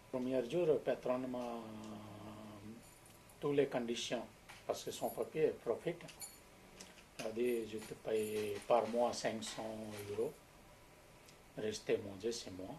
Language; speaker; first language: French; non-native, learner; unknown